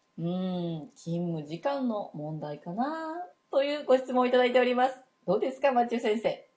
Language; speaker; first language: Japanese; native; Japanese